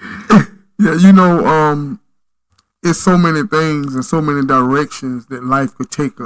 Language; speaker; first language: English; native; English